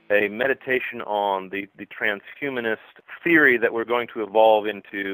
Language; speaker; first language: English; native; English